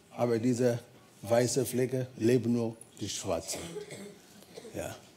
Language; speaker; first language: German; non-native, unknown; Ewe